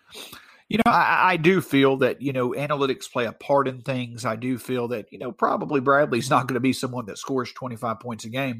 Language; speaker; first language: English; native; English